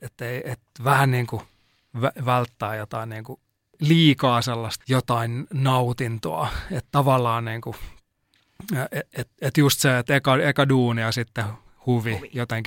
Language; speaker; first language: Finnish; native; Finnish